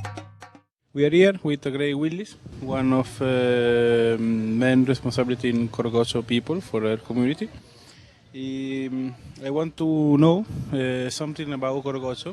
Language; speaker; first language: English; non-native, learner; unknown